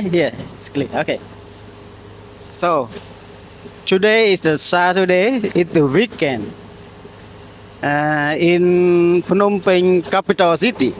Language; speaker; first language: English; non-native, learner; Khmer